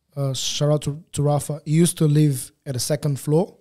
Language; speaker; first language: English; non-native, fluent; Portuguese